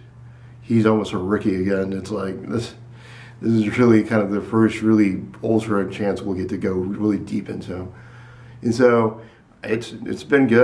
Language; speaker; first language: English; native; English